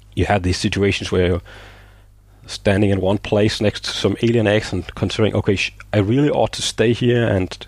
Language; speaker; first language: English; non-native, fluent; Danish